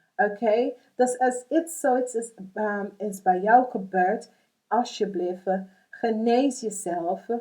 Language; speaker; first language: Dutch; non-native, fluent; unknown